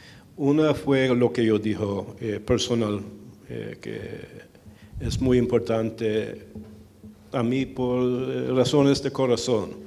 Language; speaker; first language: Spanish; early bilingual, heritage; Spanish